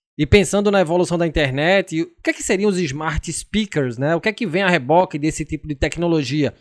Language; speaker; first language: Portuguese; native; Portuguese